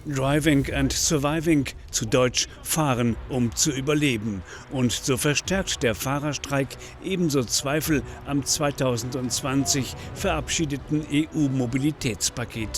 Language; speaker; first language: German; native; German